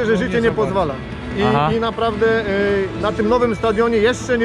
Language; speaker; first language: Polish; native; Polish